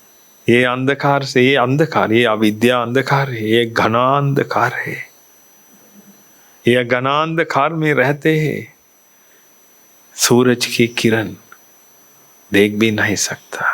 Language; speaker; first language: Hindi; non-native, fluent; Sinhala